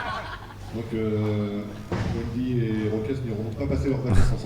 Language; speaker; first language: French; native; French